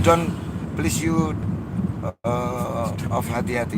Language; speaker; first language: English; non-native, learner; Indonesian